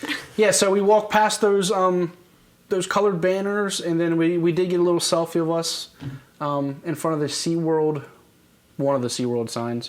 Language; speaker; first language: English; native; English